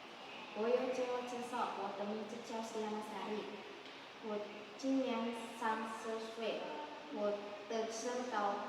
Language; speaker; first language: Chinese; non-native, learner; Indonesian